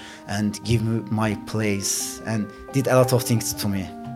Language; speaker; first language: English; non-native, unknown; Turkish